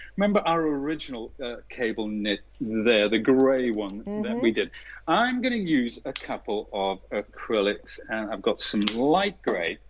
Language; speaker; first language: English; native; English